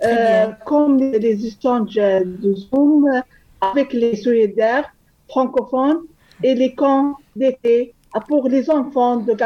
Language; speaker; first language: French; non-native, fluent; Arabic